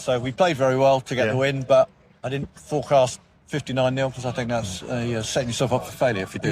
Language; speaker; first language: English; native; English